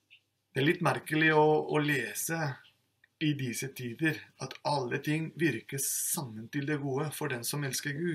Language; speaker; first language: Norwegian; non-native, fluent; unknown